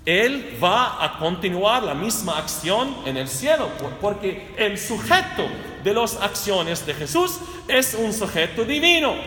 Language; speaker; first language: Spanish; non-native, fluent; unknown